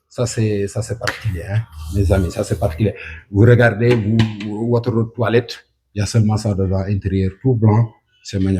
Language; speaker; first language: French; non-native, local second language; Wolof